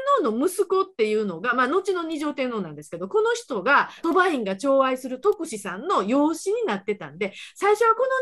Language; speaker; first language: Japanese; native; Japanese